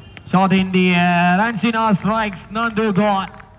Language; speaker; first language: English; non-native, local second language; Malayalam